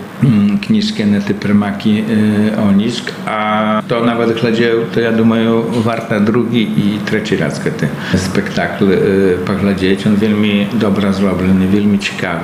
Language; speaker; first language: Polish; non-native, local second language; Belarusian